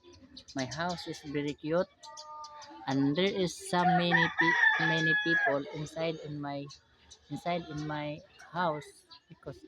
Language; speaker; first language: English; non-native, learner; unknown